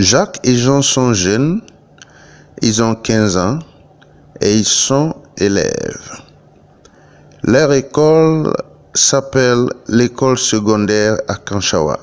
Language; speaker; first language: French; non-native, learner; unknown